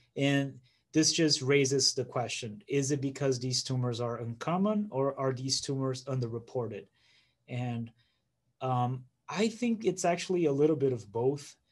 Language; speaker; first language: English; non-native, fluent; Portuguese